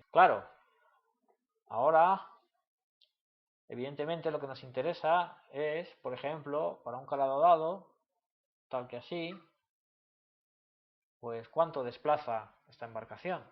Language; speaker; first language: Spanish; native; Spanish